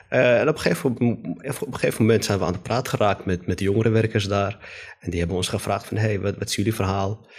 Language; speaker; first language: Dutch; native; Dutch